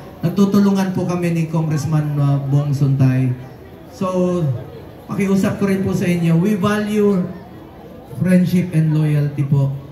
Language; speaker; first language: Filipino; non-native, local second language; Cebuano